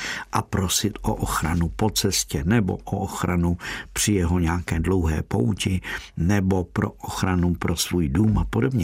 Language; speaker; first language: Czech; native; Czech